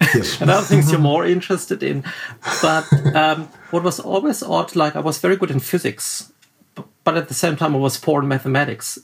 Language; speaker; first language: English; non-native, fluent; German